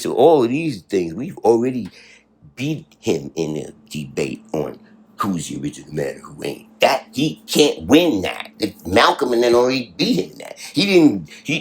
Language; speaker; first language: English; native; English